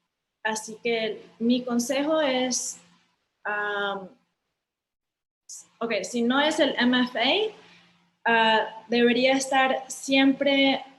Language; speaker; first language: Spanish; early bilingual, heritage; Spanish